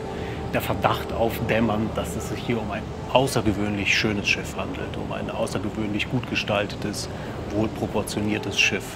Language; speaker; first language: German; native; German